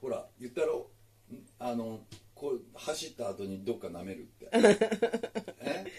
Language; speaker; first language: Japanese; native; Japanese